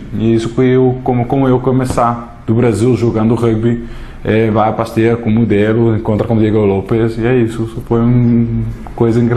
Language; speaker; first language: Portuguese; non-native, learner; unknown